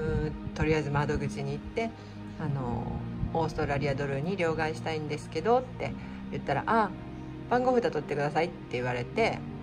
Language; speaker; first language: Japanese; native; Japanese